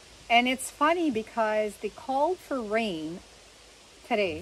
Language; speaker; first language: English; early bilingual, other home language; French